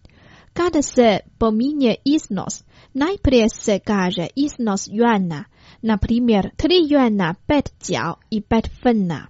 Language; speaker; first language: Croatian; non-native, fluent; Chinese